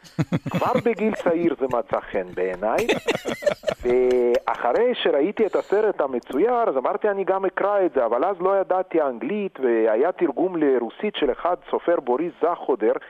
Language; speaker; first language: Hebrew; non-native, fluent; Russian